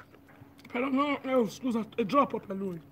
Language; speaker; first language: Italian; non-native, learner; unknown